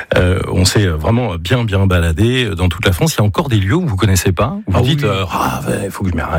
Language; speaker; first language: French; native; French